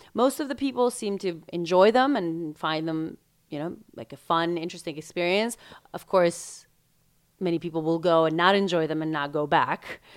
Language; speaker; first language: English; non-native, fluent; Macedonian